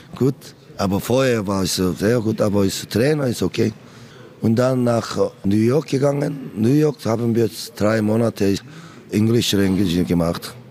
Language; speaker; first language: German; non-native, learner; Korean